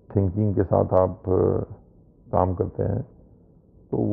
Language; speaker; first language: Hindi; native; Hindi